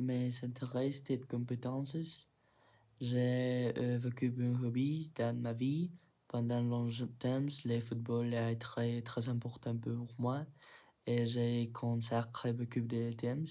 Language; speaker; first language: French; non-native, learner; Spanish